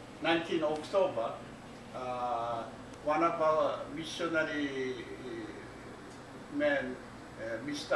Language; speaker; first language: English; non-native, learner; Korean